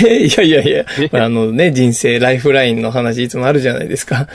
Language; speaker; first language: Japanese; native; Japanese